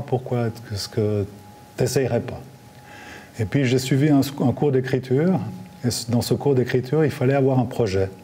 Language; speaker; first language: French; native; French